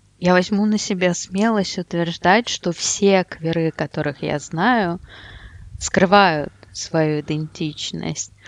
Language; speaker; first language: Russian; native; Russian